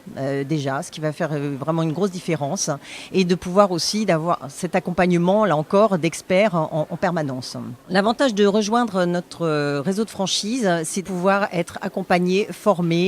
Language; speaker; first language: French; native; French